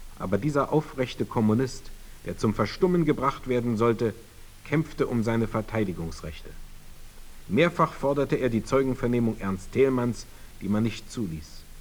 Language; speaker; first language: German; native; German